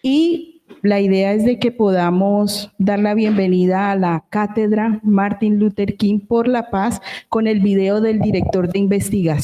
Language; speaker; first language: Spanish; native; Spanish